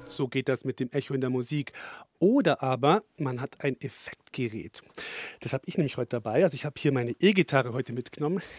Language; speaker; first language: German; native; German